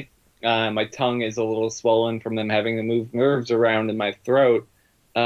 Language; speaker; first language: English; native; English